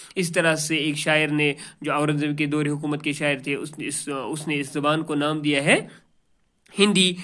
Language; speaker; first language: Urdu; non-native, local second language; Kashmiri